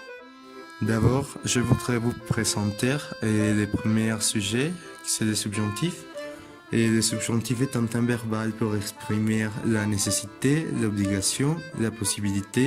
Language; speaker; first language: French; non-native, fluent; Spanish